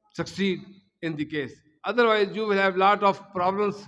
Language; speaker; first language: English; non-native, local second language; Urdu